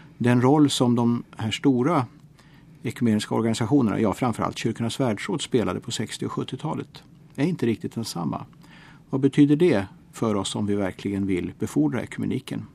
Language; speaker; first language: Swedish; native; Swedish